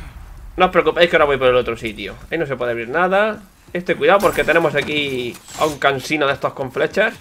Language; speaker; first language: Spanish; native; Spanish